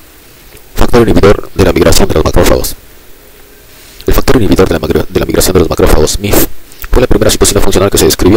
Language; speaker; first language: Spanish; native; Spanish